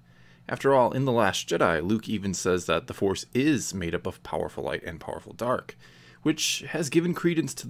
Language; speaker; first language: English; native; English